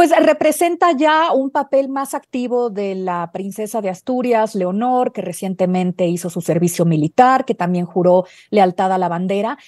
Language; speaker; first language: Spanish; native; Spanish